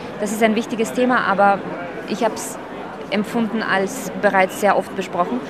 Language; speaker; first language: German; early bilingual, other home language; Slovak